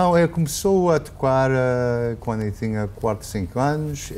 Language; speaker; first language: Portuguese; early bilingual, heritage; English